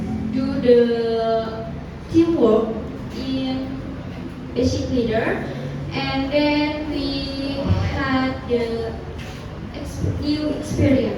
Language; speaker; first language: English; non-native, learner; Indonesian